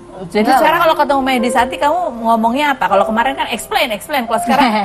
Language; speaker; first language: Indonesian; native; Indonesian